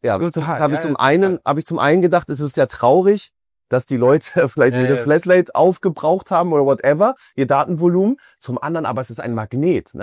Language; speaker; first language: German; native; German